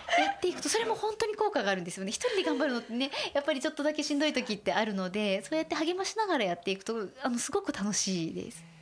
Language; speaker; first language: Japanese; native; Japanese